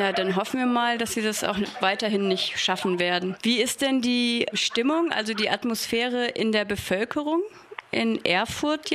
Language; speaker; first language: German; native; German